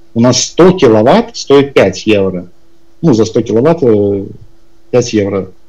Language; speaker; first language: Russian; native; Russian